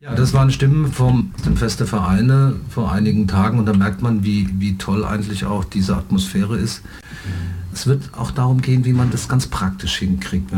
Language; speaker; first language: German; native; German